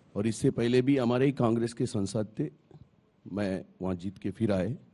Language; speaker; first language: Hindi; non-native, local second language; Telugu